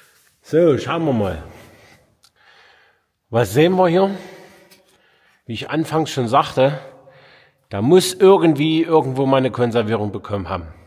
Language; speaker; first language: German; native; German